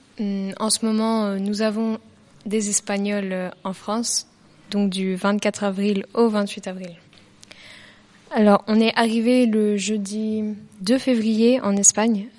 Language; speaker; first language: French; native; French